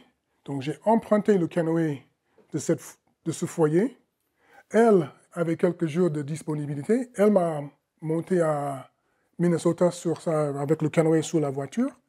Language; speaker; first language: French; non-native, fluent; English